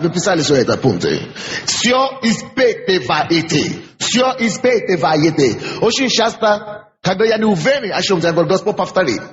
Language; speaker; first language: Russian; non-native, fluent; Yoruba